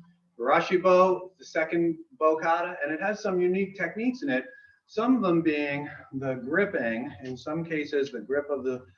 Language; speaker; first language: English; native; English